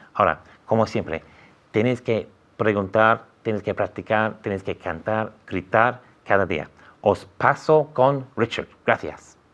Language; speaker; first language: Spanish; non-native, fluent; English